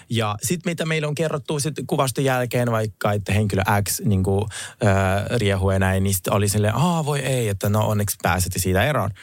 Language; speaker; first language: Finnish; early bilingual, other home language; Russian